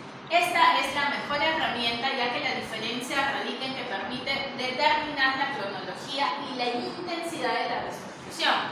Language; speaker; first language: Spanish; native; Spanish